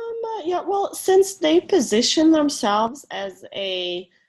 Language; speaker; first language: English; non-native, fluent; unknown